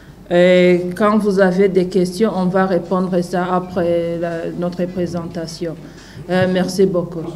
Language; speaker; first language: French; non-native, fluent; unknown